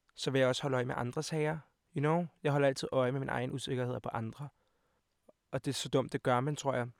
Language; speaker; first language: Danish; native; Danish